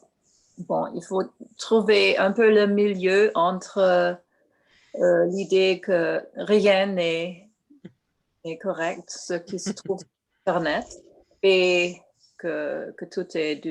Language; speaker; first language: French; non-native, local second language; English